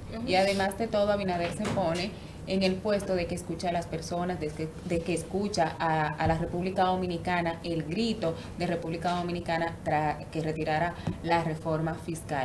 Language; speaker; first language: Spanish; native; Spanish